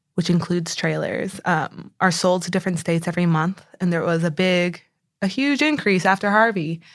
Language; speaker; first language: English; native; English